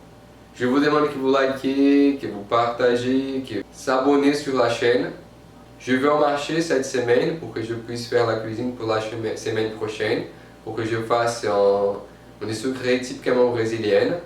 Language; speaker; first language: French; non-native, fluent; Portuguese